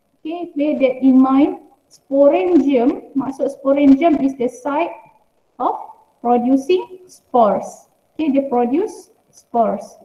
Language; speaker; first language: English; non-native, local second language; Malay